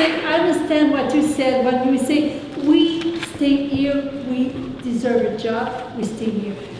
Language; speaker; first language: English; non-native, fluent; French